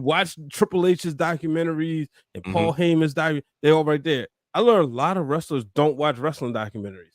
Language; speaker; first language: English; native; English